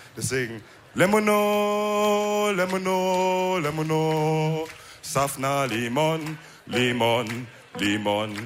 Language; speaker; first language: German; early bilingual, other home language; Wolof